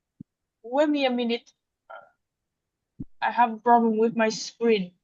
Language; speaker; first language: English; non-native, learner; Vietnamese